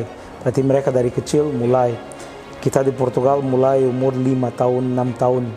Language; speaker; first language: Indonesian; non-native, fluent; Portuguese